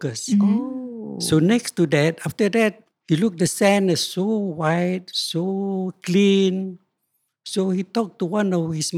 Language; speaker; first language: English; non-native, local second language; Malay